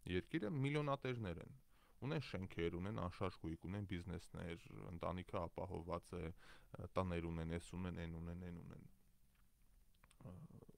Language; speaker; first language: Armenian; native; Armenian